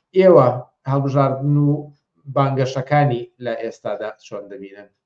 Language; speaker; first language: Central Kurdish; native; Central Kurdish